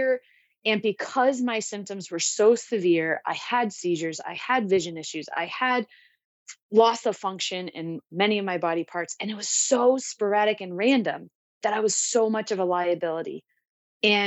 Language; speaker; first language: English; native; English